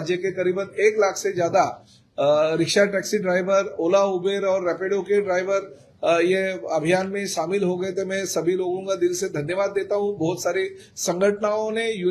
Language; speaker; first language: Hindi; non-native, local second language; Marathi